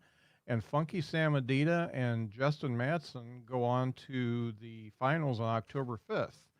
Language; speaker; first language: English; native; English